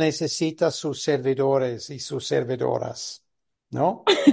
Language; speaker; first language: Spanish; non-native, fluent; English